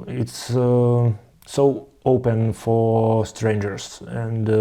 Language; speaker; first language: English; non-native, learner; Russian